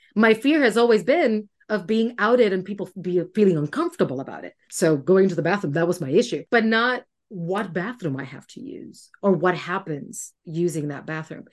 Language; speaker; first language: English; non-native, fluent; Spanish